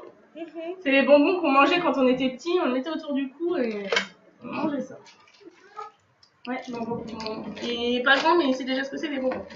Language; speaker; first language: French; native; French